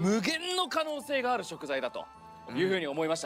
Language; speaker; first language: Japanese; native; Japanese